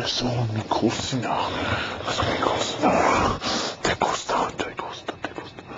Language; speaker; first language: Spanish; non-native, learner; English